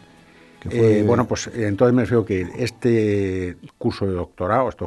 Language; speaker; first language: Spanish; native; Spanish